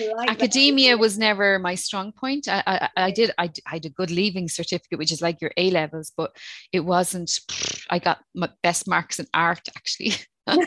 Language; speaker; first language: English; native; English